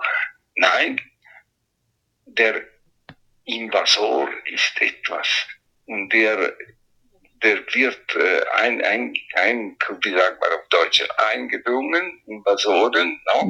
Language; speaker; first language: German; non-native, fluent; Italian